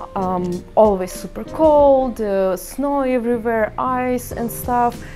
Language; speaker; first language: English; non-native, fluent; Ukrainian